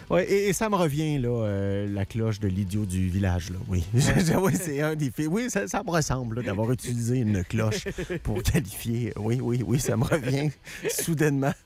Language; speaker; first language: French; native; French